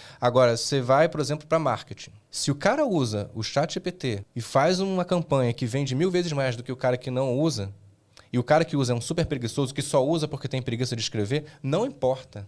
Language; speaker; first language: Portuguese; native; Portuguese